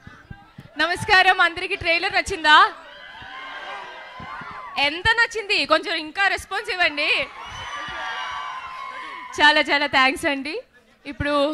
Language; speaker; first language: Telugu; non-native, local second language; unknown